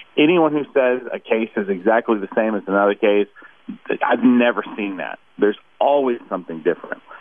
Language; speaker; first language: English; native; English